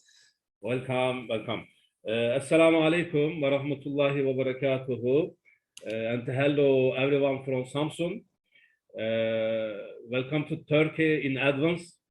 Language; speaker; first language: English; non-native, learner; Turkish